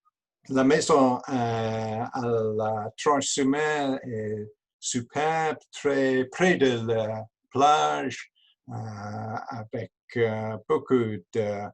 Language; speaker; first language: French; non-native, learner; English